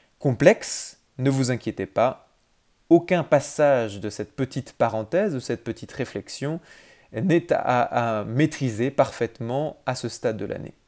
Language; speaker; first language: French; native; French